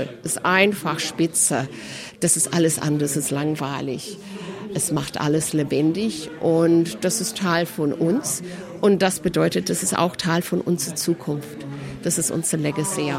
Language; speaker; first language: German; early bilingual, heritage; German